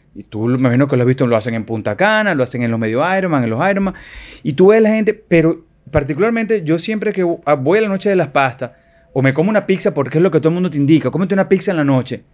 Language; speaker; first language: Spanish; native; Spanish